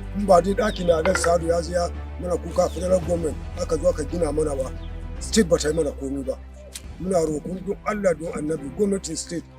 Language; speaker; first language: Hausa; non-native, local second language; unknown